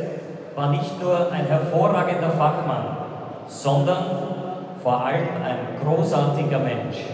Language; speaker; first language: German; native; German